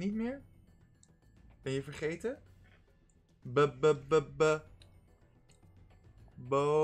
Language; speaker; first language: Dutch; non-native, fluent; English